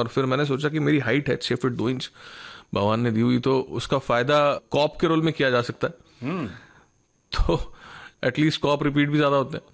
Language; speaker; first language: Hindi; non-native, local second language; Marathi